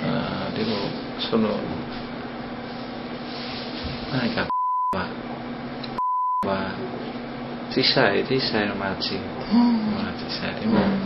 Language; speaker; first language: Japanese; non-native, learner; Indonesian